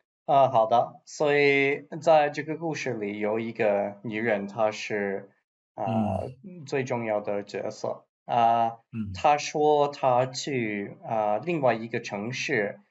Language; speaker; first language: Chinese; non-native, learner; English